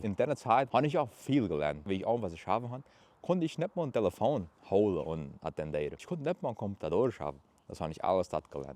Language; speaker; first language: German; early bilingual, heritage; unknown